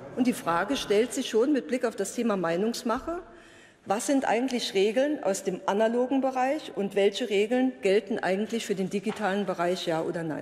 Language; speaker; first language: German; native; German